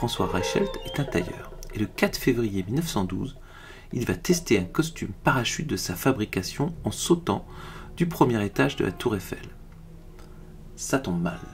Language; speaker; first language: French; native; French